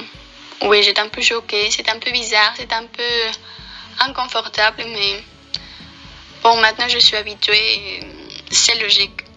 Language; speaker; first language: French; non-native, fluent; Spanish